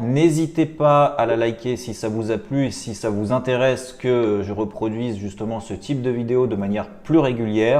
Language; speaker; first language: French; native; French